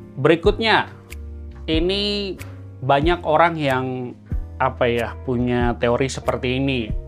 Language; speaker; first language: Indonesian; native; Indonesian